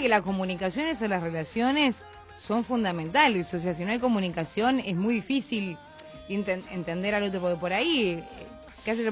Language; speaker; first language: Spanish; native; Spanish